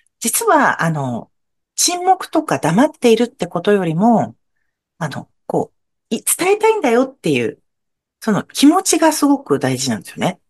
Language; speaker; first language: Japanese; native; Japanese